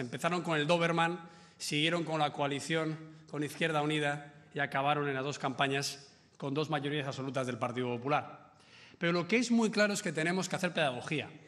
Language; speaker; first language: Spanish; native; Spanish